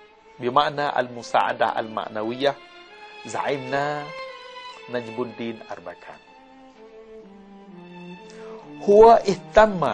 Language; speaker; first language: Arabic; non-native, learner; Malay